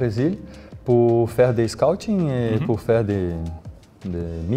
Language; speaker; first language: French; non-native, learner; Portuguese